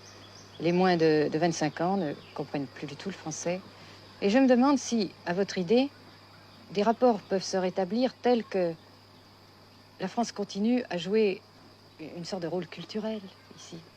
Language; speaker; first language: French; native; French